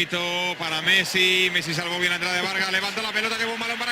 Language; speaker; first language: Spanish; native; Spanish